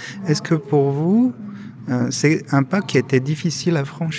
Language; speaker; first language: French; native; French